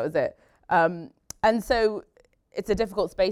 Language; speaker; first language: English; native; English